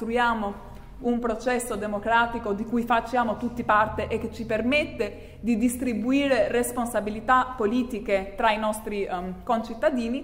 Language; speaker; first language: Italian; non-native, fluent; Albanian